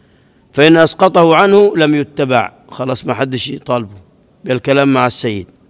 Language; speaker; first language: Arabic; native; Arabic